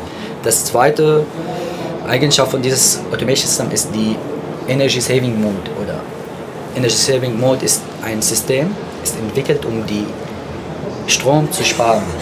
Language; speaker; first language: German; non-native, fluent; Arabic